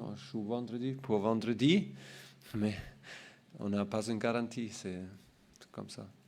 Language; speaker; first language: French; non-native, learner; German